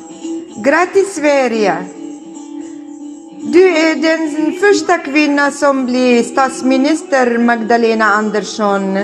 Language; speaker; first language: Swedish; non-native, learner; Kurdish